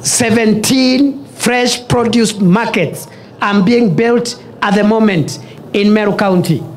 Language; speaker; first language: English; non-native, local second language; Swahili